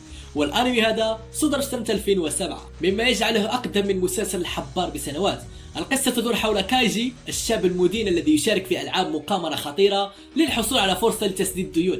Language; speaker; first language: Arabic; native; Arabic